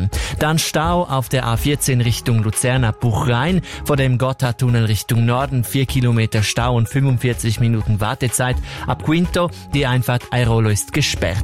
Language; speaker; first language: German; native; German